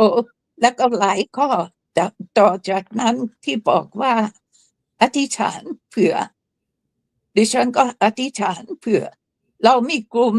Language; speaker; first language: Thai; non-native, fluent; English